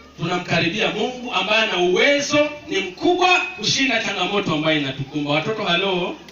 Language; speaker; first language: Swahili; non-native, local second language; Luo (Kenya and Tanzania)